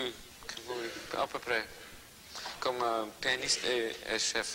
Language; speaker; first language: French; non-native, learner; Russian